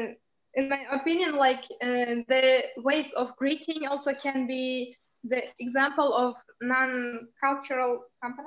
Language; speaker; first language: English; non-native, learner; Uzbek